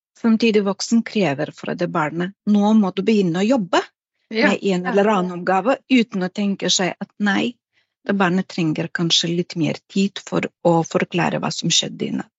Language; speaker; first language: Norwegian; non-native, fluent; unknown